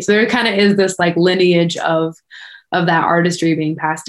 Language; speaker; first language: English; native; English